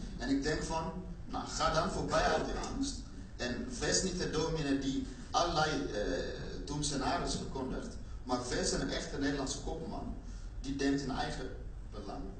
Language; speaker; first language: Dutch; non-native, fluent; Swahili